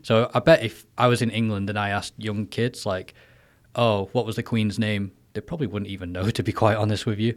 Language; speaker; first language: English; native; English